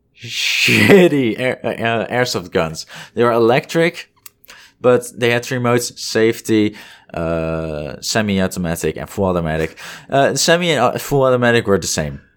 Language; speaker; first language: English; non-native, fluent; Dutch